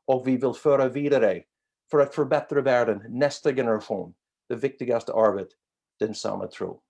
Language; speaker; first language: Swedish; non-native, fluent; English